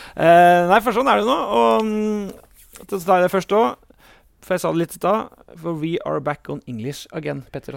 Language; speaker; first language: Norwegian; native; Norwegian